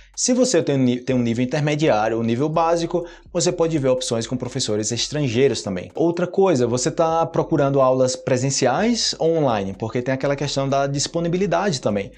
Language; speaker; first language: Portuguese; native; Portuguese